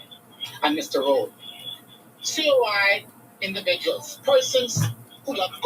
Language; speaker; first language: English; native; English